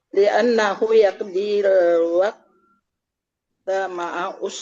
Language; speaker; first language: Arabic; non-native, learner; Indonesian